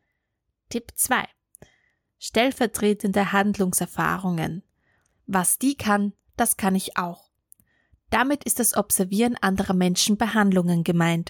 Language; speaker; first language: German; native; German